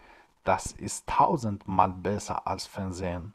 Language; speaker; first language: German; non-native, fluent; Persian